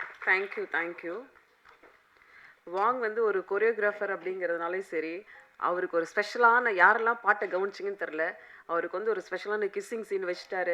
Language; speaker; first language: Tamil; native; Tamil